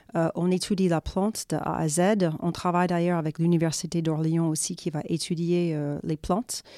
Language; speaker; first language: French; non-native, fluent; English